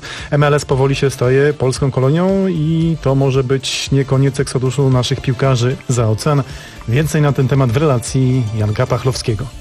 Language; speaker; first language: Polish; native; Polish